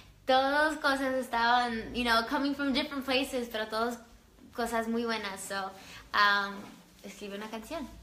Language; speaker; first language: Spanish; early bilingual, other home language; English